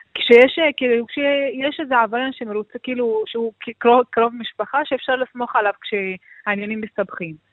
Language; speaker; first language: Hebrew; non-native, local second language; Arabic